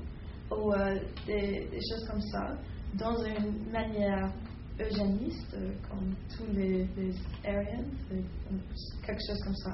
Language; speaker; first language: French; non-native, fluent; English